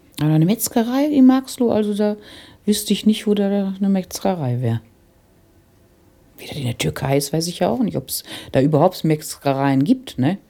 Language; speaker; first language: German; native; German